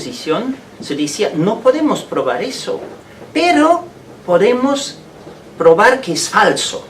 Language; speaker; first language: Spanish; non-native, fluent; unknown